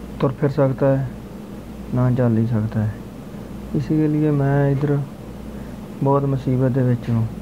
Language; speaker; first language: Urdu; non-native, local second language; Punjabi